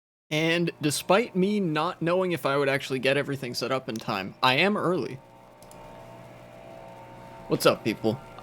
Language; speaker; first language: English; native; English